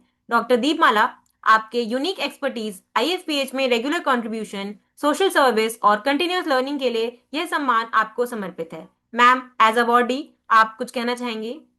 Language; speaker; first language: Hindi; native; Hindi